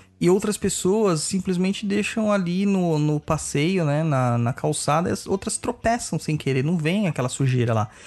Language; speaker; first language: Portuguese; native; Portuguese